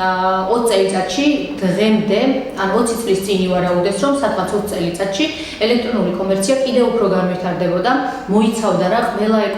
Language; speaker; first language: Georgian; native; Georgian